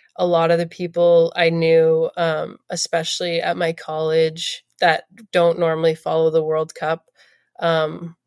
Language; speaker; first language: English; native; English